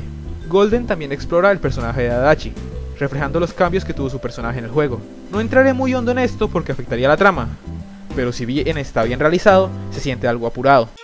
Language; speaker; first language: Spanish; native; Spanish